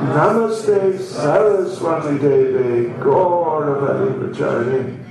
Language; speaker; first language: Russian; non-native, learner; English